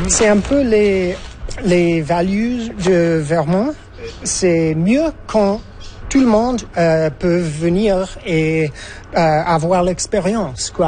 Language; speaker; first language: French; non-native, fluent; English